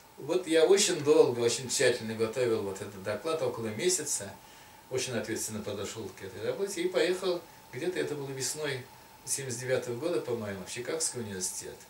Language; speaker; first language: Russian; non-native, local second language; Tatar